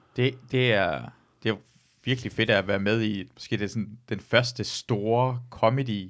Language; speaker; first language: Danish; early bilingual, other home language; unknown